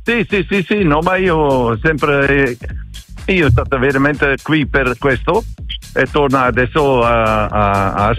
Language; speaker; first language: Italian; non-native, learner; Dutch